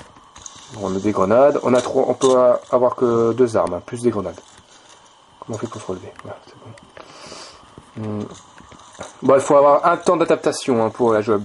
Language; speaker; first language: French; native; French